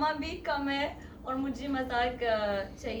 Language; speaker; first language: Hindi; non-native, learner; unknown